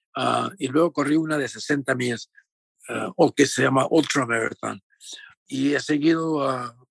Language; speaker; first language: Spanish; native; Spanish